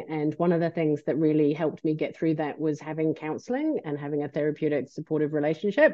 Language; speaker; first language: English; native; English